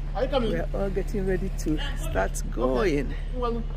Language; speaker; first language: English; non-native, local second language; Igbo